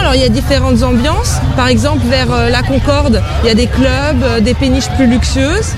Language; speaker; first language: French; native; French